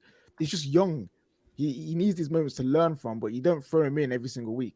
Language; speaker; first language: English; native; English